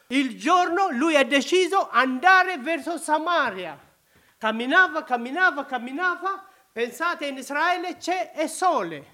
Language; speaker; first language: Italian; non-native, learner; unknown